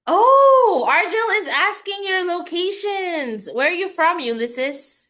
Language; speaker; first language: English; non-native, local second language; Filipino